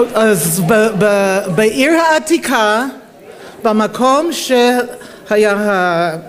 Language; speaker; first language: Hebrew; non-native, fluent; English